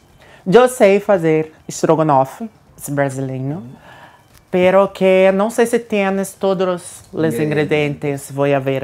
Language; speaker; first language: Spanish; non-native, learner; Portuguese